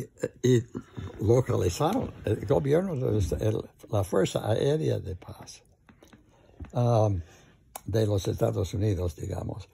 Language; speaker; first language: Spanish; non-native, learner; English